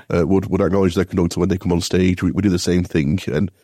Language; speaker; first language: English; native; English